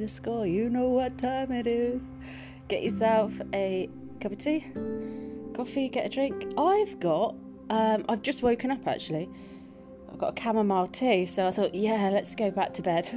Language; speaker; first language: English; native; English